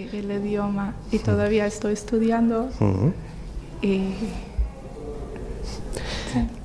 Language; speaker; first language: Spanish; non-native, learner; Somali